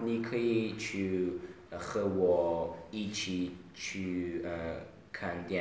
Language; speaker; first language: Chinese; non-native, learner; Uzbek